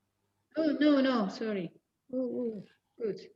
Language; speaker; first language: English; non-native, fluent; Turkish